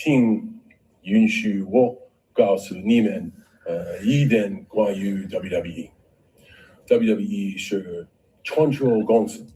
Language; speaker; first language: Chinese; non-native, learner; English